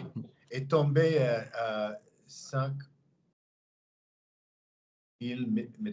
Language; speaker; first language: French; non-native, learner; English